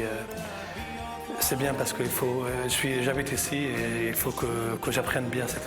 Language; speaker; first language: French; non-native, fluent; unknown